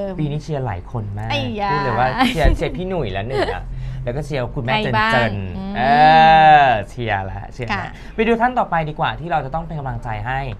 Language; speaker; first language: Thai; native; Thai